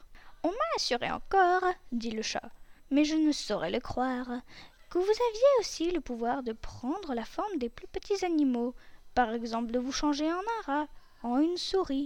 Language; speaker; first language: French; native; French